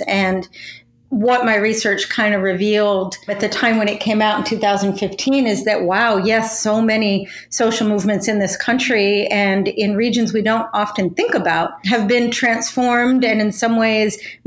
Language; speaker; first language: English; native; English